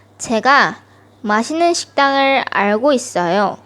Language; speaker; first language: Korean; non-native, fluent; Thai